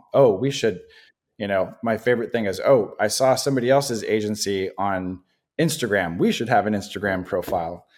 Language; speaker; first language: English; native; English